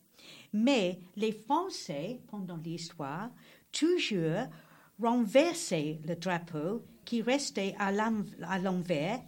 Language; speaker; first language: French; non-native, learner; English